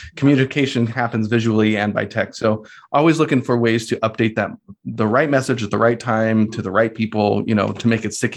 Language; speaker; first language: English; native; English